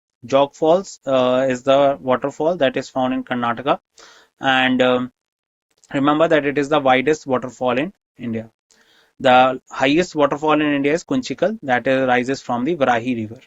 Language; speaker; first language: English; non-native, local second language; Hindi